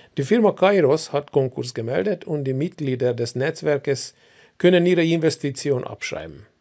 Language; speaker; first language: German; non-native, fluent; Hungarian